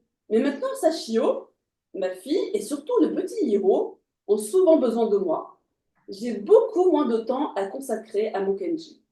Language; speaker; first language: French; native; French